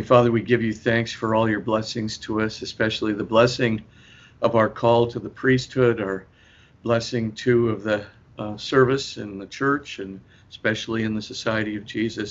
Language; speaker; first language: English; native; English